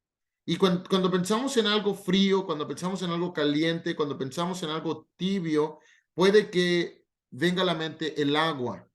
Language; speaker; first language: Spanish; native; Spanish